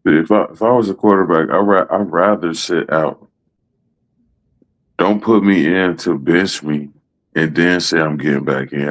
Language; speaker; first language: English; native; English